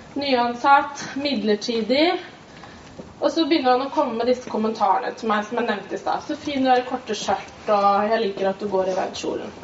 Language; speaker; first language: Norwegian; native; Norwegian